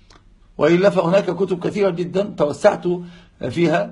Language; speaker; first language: Arabic; native; Arabic